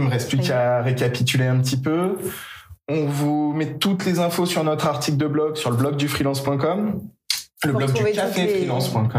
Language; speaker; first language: French; native; French